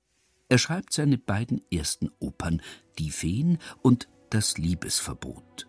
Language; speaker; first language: German; native; German